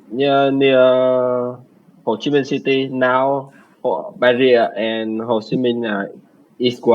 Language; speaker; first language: English; non-native, learner; Vietnamese